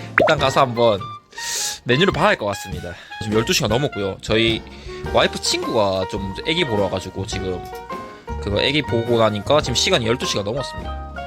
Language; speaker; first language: Korean; native; Korean